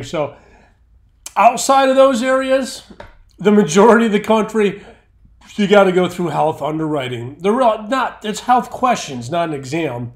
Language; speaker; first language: English; native; English